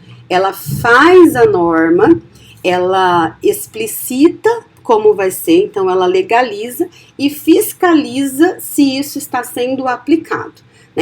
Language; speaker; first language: Portuguese; native; Portuguese